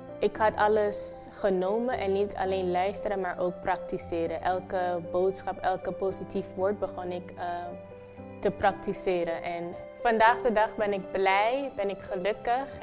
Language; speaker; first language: Dutch; non-native, local second language; Papiamento